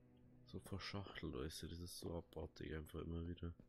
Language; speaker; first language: German; native; German